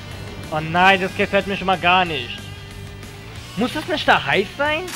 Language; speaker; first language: German; native; German